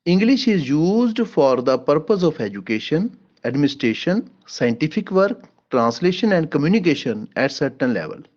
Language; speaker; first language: English; non-native, local second language; Punjabi